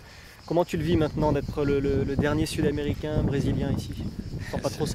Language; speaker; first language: French; native; French